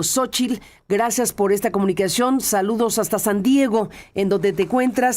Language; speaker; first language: Spanish; native; Spanish